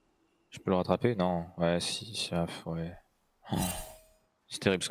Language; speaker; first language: French; native; French